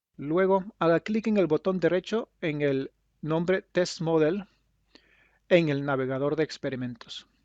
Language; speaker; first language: Spanish; non-native, fluent; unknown